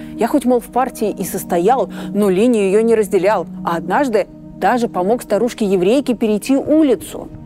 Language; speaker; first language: Russian; native; Russian